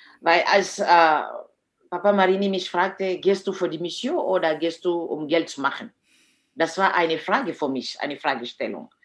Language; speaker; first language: German; non-native, fluent; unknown